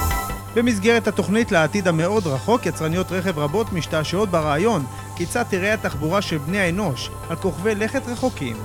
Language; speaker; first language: Hebrew; native; Hebrew